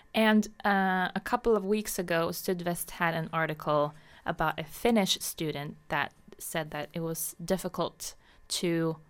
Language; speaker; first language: English; non-native, fluent; Norwegian